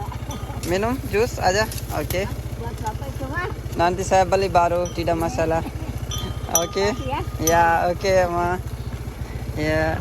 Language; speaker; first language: Indonesian; non-native, learner; Urdu